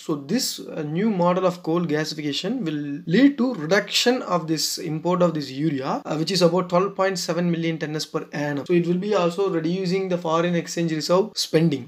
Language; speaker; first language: English; non-native, local second language; Tamil